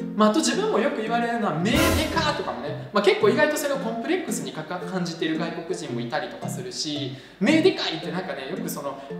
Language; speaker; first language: Japanese; early bilingual, other home language; Russian